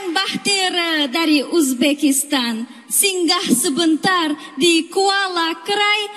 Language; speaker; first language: Malay; non-native, fluent; Uzbek